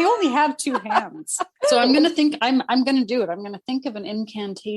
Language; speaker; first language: English; native; English